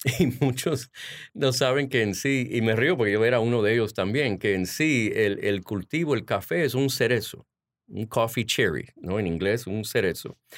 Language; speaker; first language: Spanish; early bilingual, heritage; Spanish